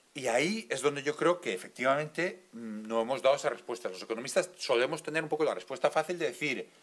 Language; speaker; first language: Spanish; native; Spanish